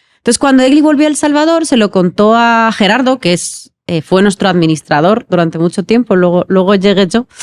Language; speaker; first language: Spanish; native; Spanish